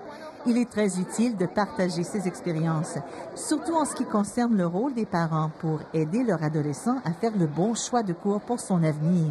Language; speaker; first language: French; native; French